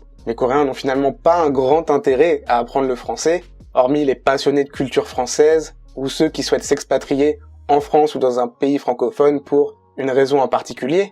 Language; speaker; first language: French; native; French